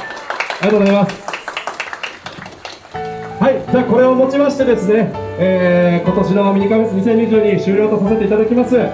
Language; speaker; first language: Japanese; native; Japanese